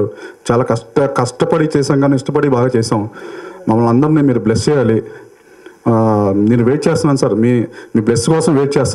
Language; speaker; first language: Telugu; native; Telugu